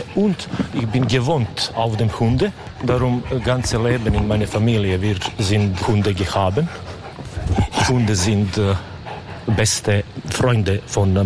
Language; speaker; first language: German; non-native, learner; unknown